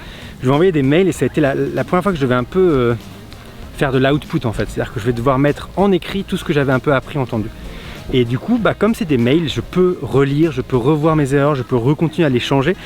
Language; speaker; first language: French; native; French